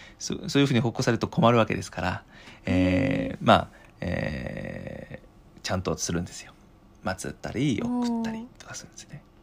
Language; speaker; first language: Japanese; non-native, fluent; Chinese